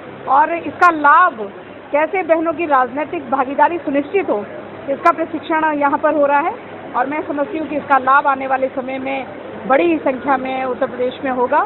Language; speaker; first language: Hindi; native; Hindi